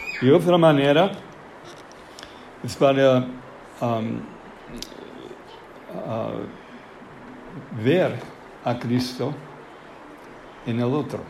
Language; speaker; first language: Spanish; non-native, fluent; English